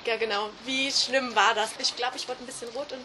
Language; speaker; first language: German; native; German